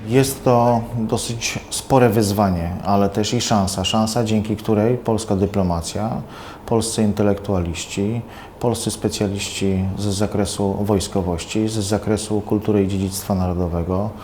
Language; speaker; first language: Polish; native; Polish